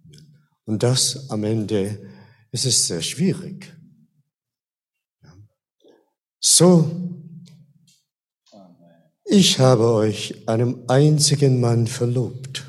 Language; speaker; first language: German; non-native, fluent; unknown